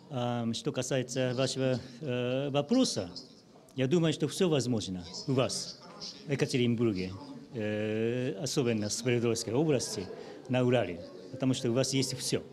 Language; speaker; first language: Russian; non-native, learner; Japanese